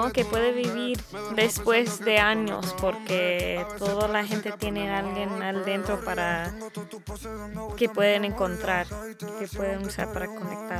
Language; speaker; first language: Spanish; early bilingual, heritage; English